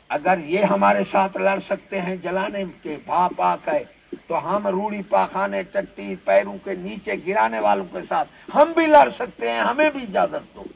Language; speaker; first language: Urdu; non-native, local second language; Punjabi